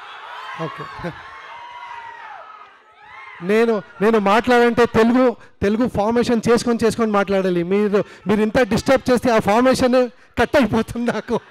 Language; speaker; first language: Telugu; non-native, learner; Kannada